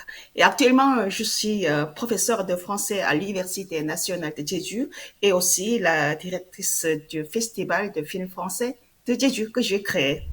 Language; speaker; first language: French; non-native, fluent; Korean